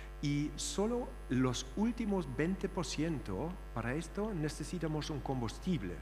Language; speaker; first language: Spanish; non-native, fluent; German